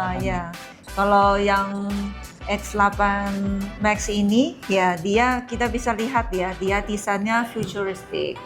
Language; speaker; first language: Indonesian; non-native, fluent; Chinese